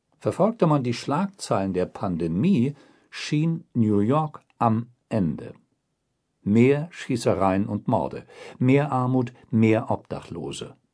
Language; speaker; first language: German; native; German